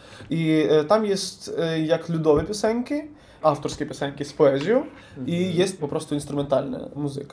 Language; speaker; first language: Polish; non-native, learner; Ukrainian